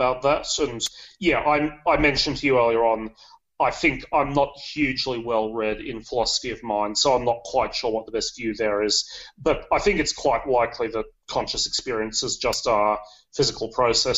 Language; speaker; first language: English; native; English